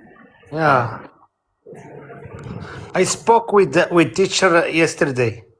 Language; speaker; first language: English; non-native, learner; Arabic